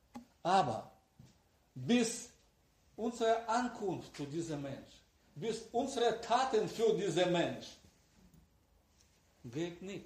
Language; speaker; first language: German; non-native, learner; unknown